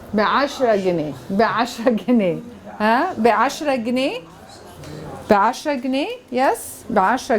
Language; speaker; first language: Arabic; non-native, fluent; English